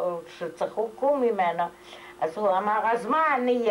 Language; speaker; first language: Hebrew; non-native, fluent; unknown